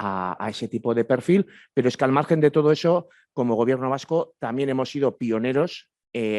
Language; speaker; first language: Spanish; native; Spanish